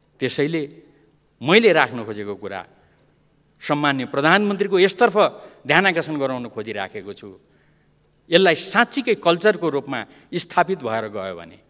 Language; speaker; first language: Nepali; non-native, local second language; Limbu